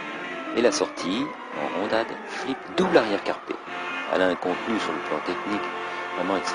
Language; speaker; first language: French; native; French